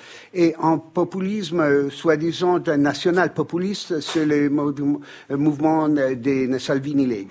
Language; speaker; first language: French; non-native, fluent; Italian